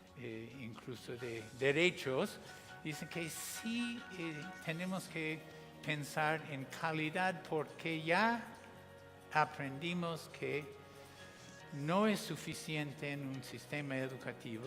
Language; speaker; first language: Spanish; non-native, fluent; English